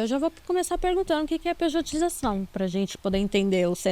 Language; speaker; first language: Portuguese; native; Portuguese